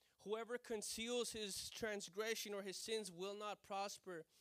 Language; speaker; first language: English; early bilingual, other home language; Spanish